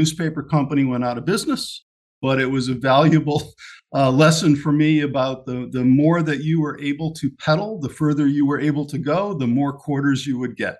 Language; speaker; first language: English; native; English